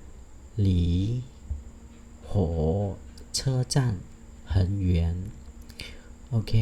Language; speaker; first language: Chinese; non-native, fluent; Khmer